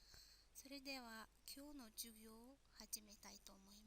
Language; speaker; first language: Japanese; non-native, fluent; Mongolian